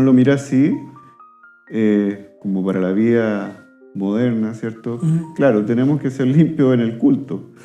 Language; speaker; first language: Spanish; native; Spanish